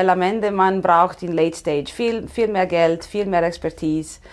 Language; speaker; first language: German; non-native, fluent; Italian